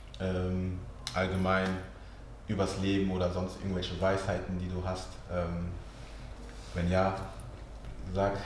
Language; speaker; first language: German; early bilingual, other home language; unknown